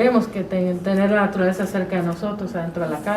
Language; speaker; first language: Spanish; native; Spanish